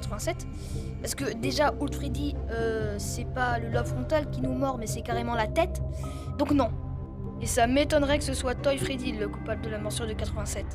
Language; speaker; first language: French; native; French